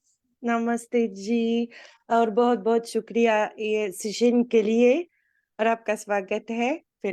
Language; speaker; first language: Hindi; non-native, fluent; Arabic